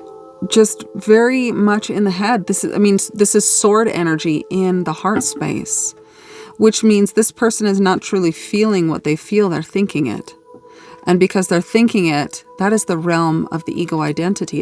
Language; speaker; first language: English; native; English